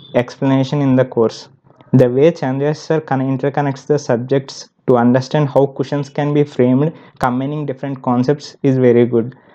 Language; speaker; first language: English; non-native, local second language; Telugu